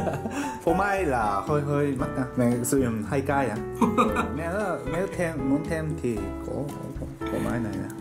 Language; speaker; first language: Vietnamese; non-native, learner; Japanese